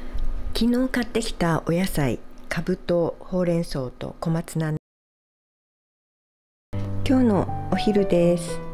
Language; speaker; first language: Japanese; native; Japanese